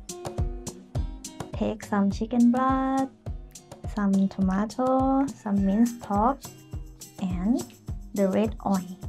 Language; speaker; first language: English; non-native, fluent; Thai